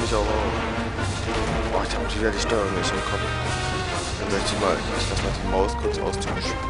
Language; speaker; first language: German; native; German